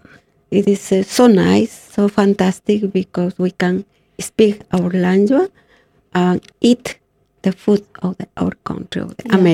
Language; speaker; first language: English; non-native, learner; Spanish